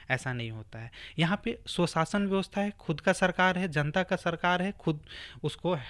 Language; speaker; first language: Hindi; native; Hindi